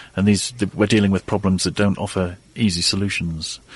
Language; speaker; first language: English; native; English